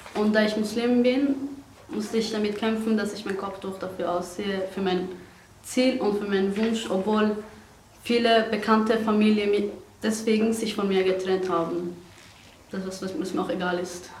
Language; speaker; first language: German; non-native, fluent; Persian